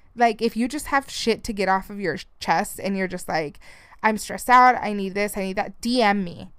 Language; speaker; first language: English; early bilingual, other home language; Spanish